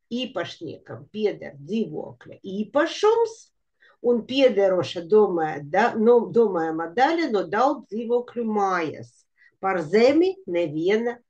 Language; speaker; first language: Latvian; non-native, local second language; Russian